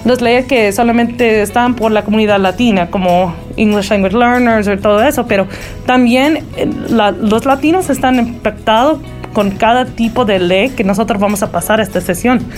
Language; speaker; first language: Spanish; early bilingual, heritage; Spanish